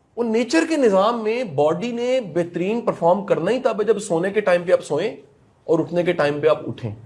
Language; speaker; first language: Urdu; non-native, local second language; Punjabi